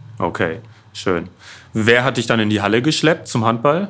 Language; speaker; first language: German; native; German